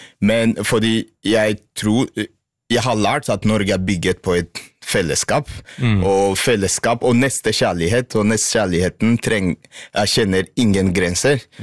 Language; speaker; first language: Norwegian; non-native, fluent; Swahili